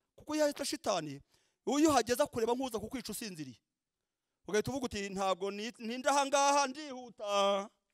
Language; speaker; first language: Kinyarwanda; native; Kinyarwanda